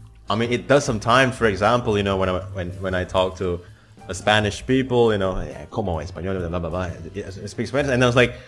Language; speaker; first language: English; non-native, fluent; Indonesian